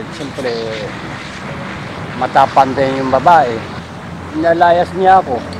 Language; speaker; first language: Filipino; non-native, learner; Japanese